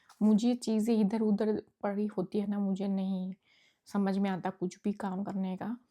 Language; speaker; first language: Hindi; non-native, local second language; Gujarati